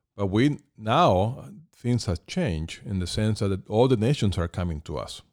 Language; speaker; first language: English; non-native, fluent; Spanish